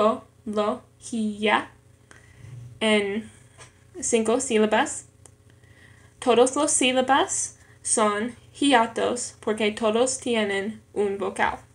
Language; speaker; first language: Spanish; non-native, learner; English